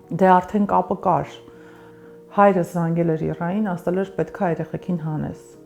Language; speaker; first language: Armenian; native; Armenian